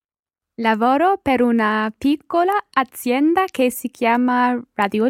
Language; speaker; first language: Italian; non-native, learner; English